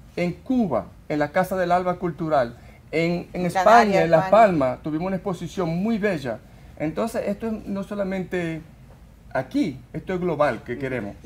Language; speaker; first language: Spanish; early bilingual, heritage; Spanish